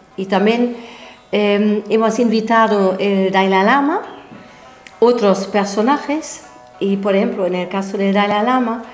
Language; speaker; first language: Spanish; non-native, fluent; German